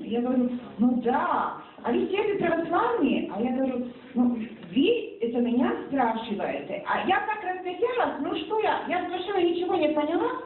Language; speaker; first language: Russian; non-native, fluent; Serbian